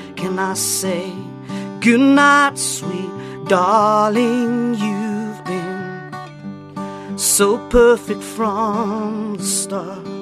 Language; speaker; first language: English; native; English